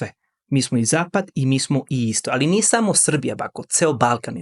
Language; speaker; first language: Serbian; early bilingual, heritage; Serbian